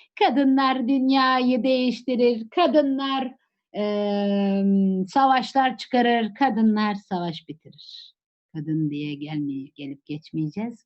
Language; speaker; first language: Turkish; native; Turkish